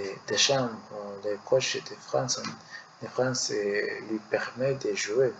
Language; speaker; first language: French; non-native, learner; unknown